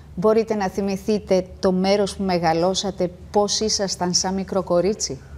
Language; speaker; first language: Greek; native; Greek